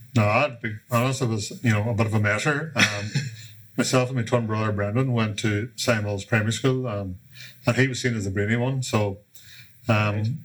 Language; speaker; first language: English; native; English